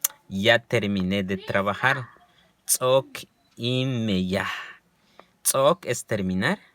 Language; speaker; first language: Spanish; non-native, local second language; Yucateco